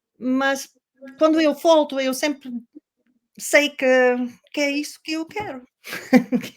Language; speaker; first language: Portuguese; non-native, learner; Dutch